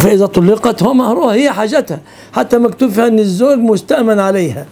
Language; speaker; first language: Arabic; native; Arabic